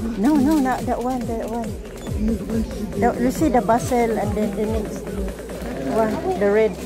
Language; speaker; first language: English; non-native, learner; Filipino